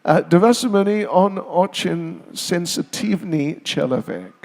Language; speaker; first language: Russian; non-native, learner; English